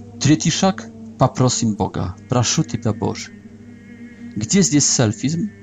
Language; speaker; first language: Polish; non-native, learner; Russian